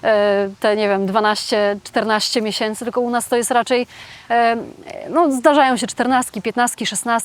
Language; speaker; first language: Polish; native; Polish